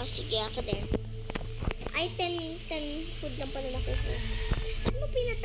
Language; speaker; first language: Filipino; native; Filipino